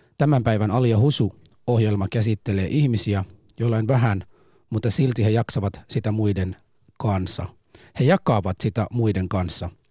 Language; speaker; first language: Finnish; early bilingual, other home language; Somali